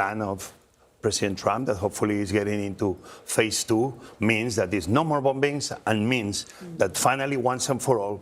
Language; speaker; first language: English; non-native, fluent; Spanish